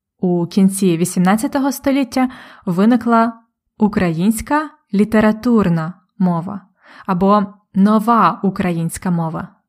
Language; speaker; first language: Ukrainian; native; Ukrainian